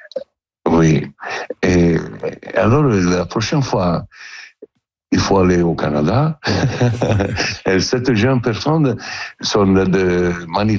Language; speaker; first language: French; non-native, learner; Italian